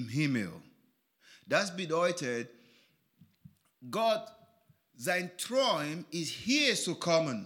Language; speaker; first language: German; non-native, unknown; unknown